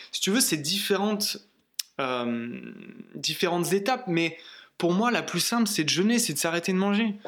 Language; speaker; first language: French; native; French